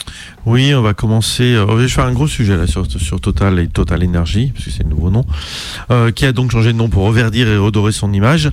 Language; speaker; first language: French; native; French